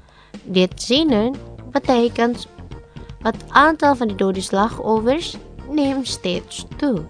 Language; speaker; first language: Dutch; non-native, learner; Indonesian